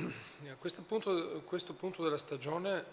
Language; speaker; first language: Italian; non-native, fluent; Bulgarian